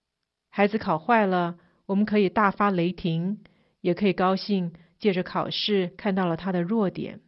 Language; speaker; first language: Chinese; native; Chinese